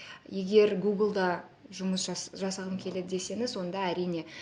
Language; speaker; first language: Kazakh; non-native, local second language; Russian